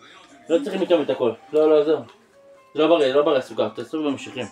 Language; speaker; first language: Hebrew; native; Hebrew